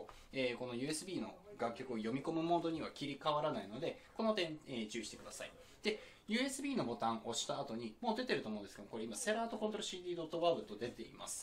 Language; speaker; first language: Japanese; native; Japanese